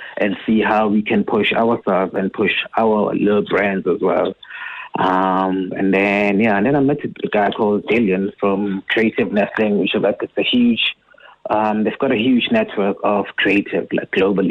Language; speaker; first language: English; non-native, local second language; Zulu